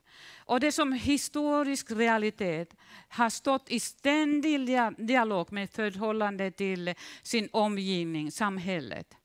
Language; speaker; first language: Swedish; non-native, fluent; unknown